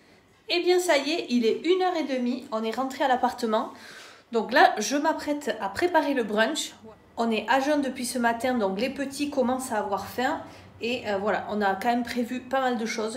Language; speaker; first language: French; native; French